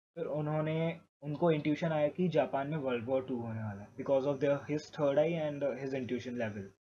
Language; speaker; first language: Hindi; native; Hindi